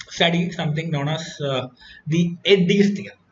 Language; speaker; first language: English; non-native, local second language; Malayalam